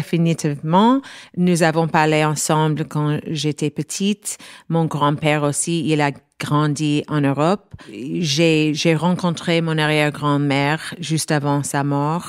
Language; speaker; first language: French; non-native, fluent; English